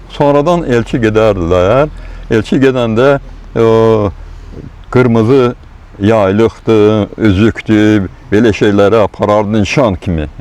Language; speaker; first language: Azerbaijani; non-native, local second language; Lezghian